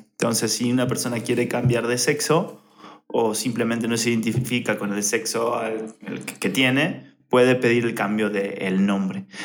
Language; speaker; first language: Spanish; native; Spanish